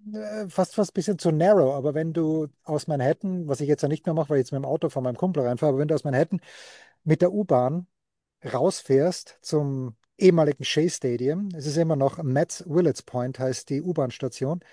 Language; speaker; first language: German; native; German